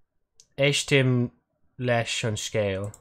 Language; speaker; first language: Irish; non-native, learner; English